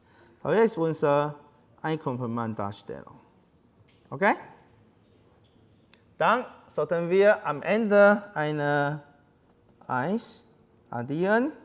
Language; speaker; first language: German; non-native, fluent; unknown